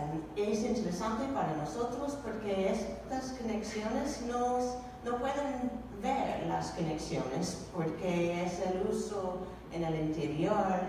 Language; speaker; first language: Spanish; non-native, learner; English